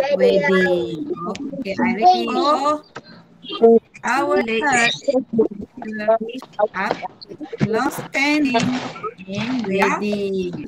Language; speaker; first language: English; non-native, learner; Malay